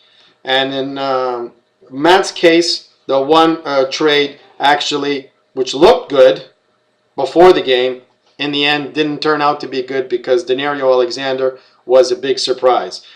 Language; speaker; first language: English; native; English